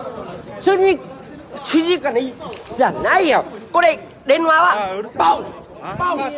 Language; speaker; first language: Japanese; non-native, learner; Vietnamese